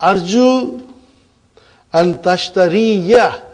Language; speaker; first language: Arabic; non-native, fluent; Urdu